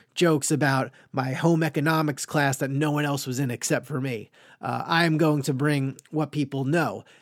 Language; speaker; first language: English; native; English